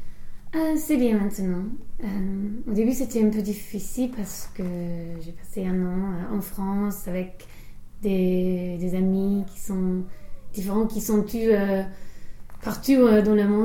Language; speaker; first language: French; non-native, fluent; English